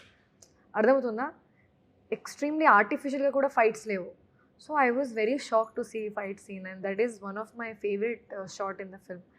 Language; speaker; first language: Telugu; non-native, fluent; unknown